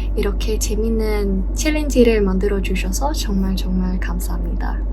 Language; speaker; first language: Korean; non-native, learner; English